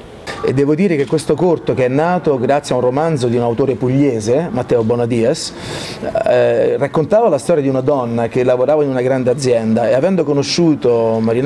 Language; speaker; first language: Italian; native; Italian